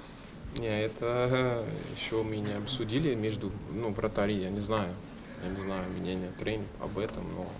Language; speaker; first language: Russian; non-native, fluent; Portuguese